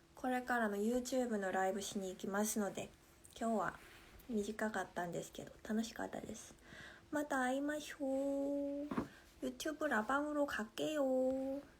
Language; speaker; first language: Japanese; non-native, fluent; Korean